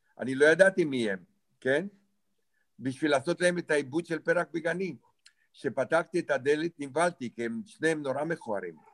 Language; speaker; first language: Hebrew; non-native, fluent; Romanian